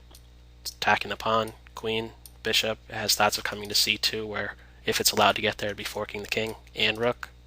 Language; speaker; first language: English; native; English